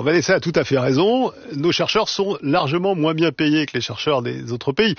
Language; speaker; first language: French; native; French